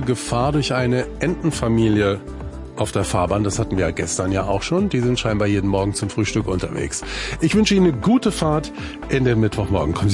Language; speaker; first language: German; native; German